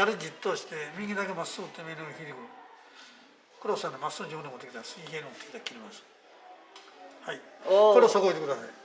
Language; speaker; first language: Japanese; native; Japanese